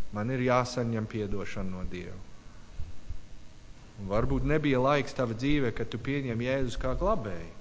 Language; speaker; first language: Latvian; non-native, learner; English